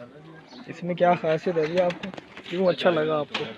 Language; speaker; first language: Hindi; non-native, local second language; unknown